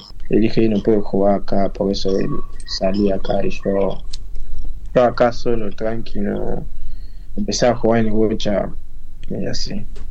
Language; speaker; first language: Spanish; non-native, learner; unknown